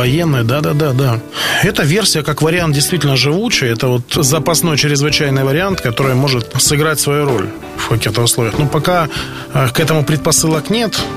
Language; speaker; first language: Russian; native; Russian